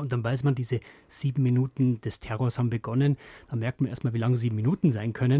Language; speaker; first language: German; native; German